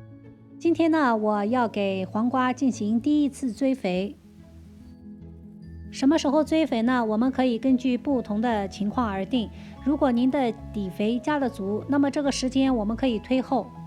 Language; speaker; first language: Chinese; native; Chinese